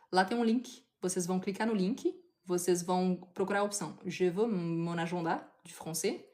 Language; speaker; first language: Portuguese; native; Portuguese